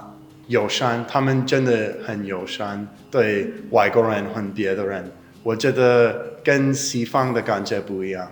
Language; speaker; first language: Chinese; non-native, learner; English